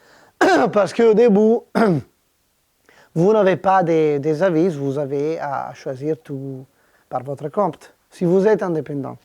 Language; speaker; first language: French; non-native, fluent; Italian